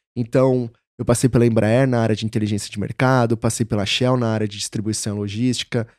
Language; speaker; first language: Portuguese; native; Portuguese